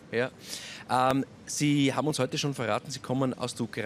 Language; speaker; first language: German; native; German